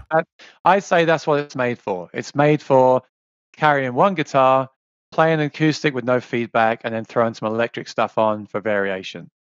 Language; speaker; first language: English; native; English